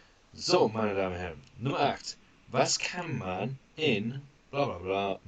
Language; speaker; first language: German; non-native, fluent; English